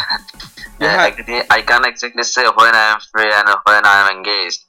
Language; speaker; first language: English; non-native, local second language; Bangla